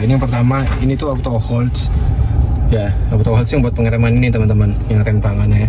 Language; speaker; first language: Indonesian; native; Indonesian